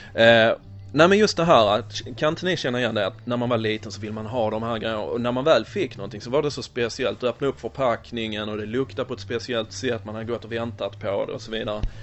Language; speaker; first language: Swedish; early bilingual, other home language; English